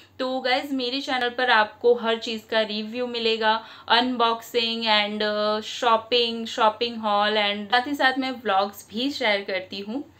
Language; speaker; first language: Hindi; non-native, local second language; Bangla